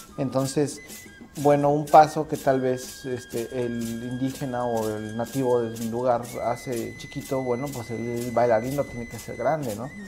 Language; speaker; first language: Spanish; native; Spanish